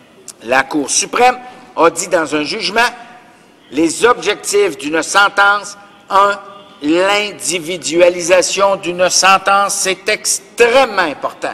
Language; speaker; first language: French; native; French